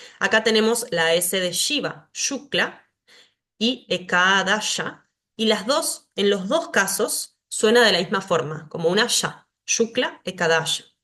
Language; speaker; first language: Spanish; native; Spanish